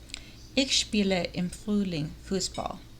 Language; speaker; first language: German; non-native, learner; English